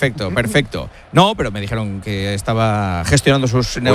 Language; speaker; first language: Spanish; native; Spanish